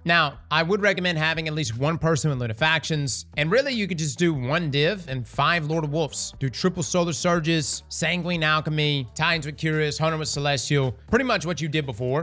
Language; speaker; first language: English; native; English